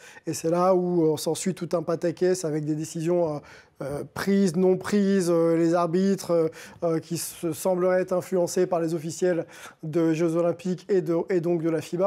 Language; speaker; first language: French; native; French